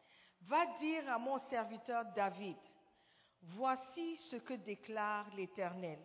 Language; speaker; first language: French; non-native, fluent; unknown